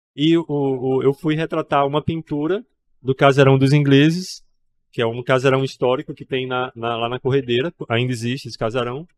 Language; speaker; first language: Portuguese; native; Portuguese